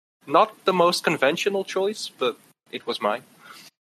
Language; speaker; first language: English; non-native, fluent; Dutch